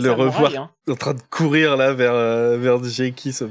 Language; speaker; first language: French; native; French